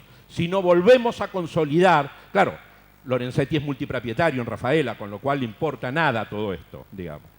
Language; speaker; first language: Spanish; native; Spanish